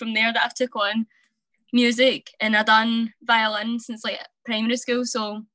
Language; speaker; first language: English; native; English